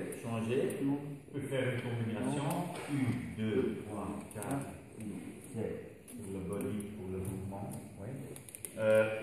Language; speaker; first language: French; non-native, learner; Dutch